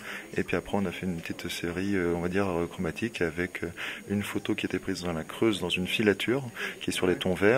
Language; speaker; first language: French; native; French